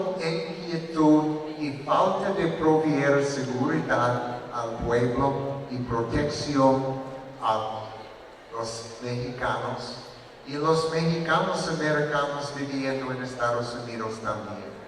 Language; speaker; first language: Spanish; non-native, learner; English